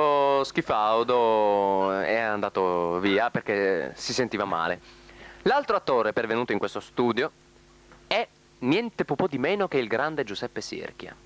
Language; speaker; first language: Italian; native; Italian